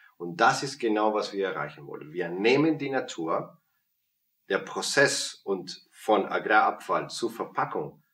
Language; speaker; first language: German; non-native, fluent; Spanish